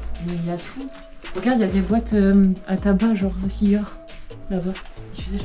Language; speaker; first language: French; native; French